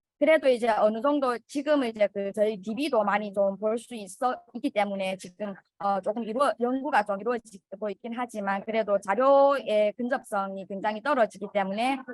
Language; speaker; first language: Korean; non-native, fluent; Chinese